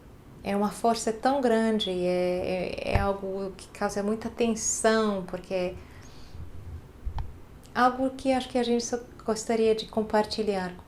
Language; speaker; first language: Portuguese; non-native, fluent; Hungarian